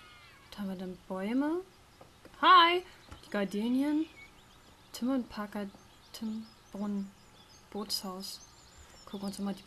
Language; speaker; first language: German; native; German